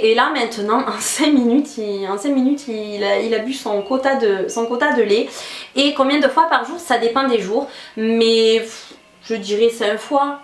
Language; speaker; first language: French; native; French